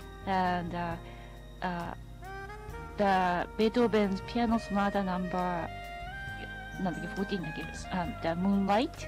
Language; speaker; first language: English; non-native, learner; Japanese